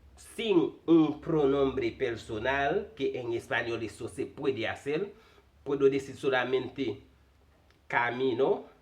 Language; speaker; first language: Spanish; non-native, fluent; Haitian Creole